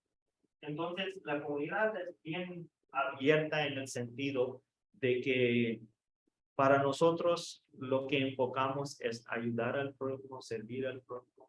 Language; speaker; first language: Spanish; non-native, fluent; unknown